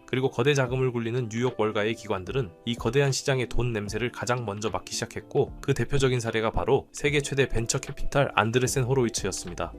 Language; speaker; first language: Korean; native; Korean